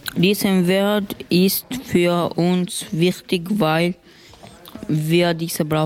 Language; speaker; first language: German; non-native, learner; Arabic